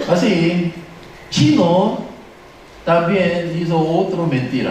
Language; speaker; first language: Spanish; non-native, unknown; Korean